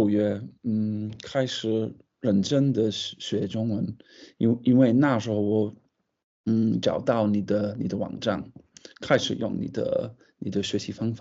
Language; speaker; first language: Chinese; non-native, fluent; English